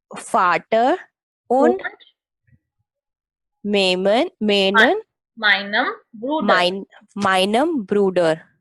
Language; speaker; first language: German; non-native, learner; Hindi